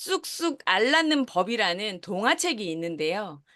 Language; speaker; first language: Korean; native; Korean